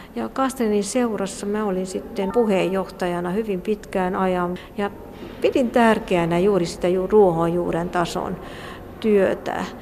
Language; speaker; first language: Finnish; non-native, fluent; Hungarian